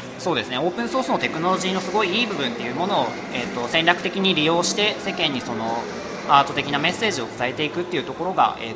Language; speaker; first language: Japanese; native; Japanese